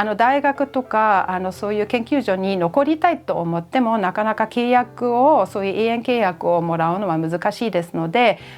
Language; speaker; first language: Japanese; non-native, fluent; German